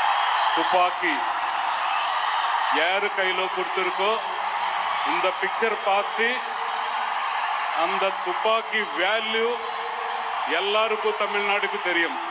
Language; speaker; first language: Tamil; non-native, learner; Telugu